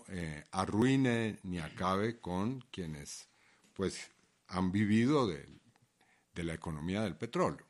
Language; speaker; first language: Spanish; native; Spanish